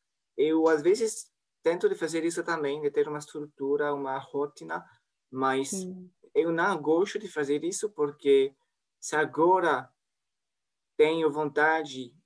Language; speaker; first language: Portuguese; non-native, fluent; French